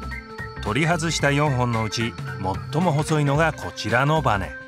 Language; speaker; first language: Japanese; native; Japanese